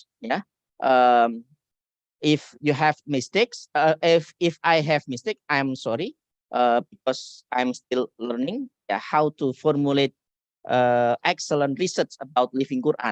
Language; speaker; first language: English; non-native, learner; Indonesian